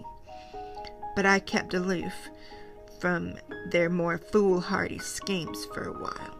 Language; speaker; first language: English; native; English